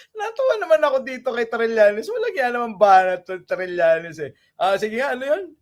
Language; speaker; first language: Filipino; non-native, local second language; Iloko